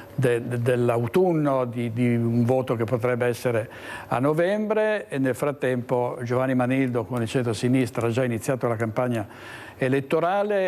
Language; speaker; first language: Italian; native; Italian